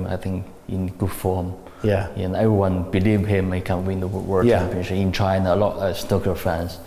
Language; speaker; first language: English; non-native, learner; Chinese